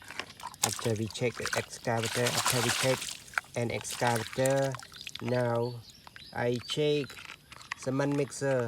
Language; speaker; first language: English; non-native, learner; Indonesian